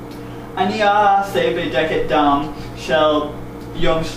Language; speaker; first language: Hebrew; non-native, learner; English